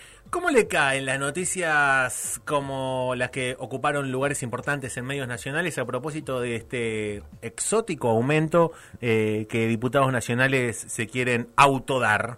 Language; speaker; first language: Spanish; native; Spanish